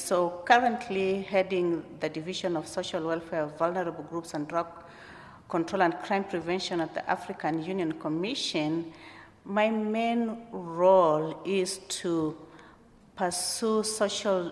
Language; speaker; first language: English; non-native, local second language; Luo (Kenya and Tanzania)